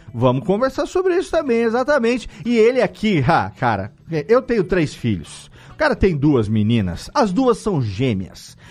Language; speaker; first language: Portuguese; native; Portuguese